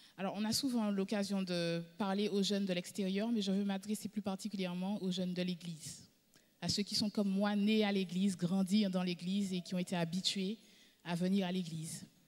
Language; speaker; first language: French; native; French